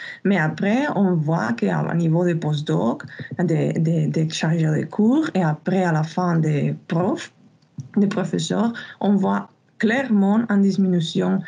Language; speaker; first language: French; non-native, fluent; Spanish